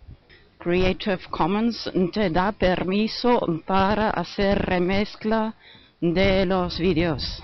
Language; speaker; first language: Spanish; non-native, fluent; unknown